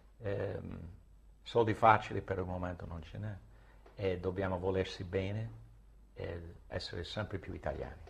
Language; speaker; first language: Italian; non-native, fluent; English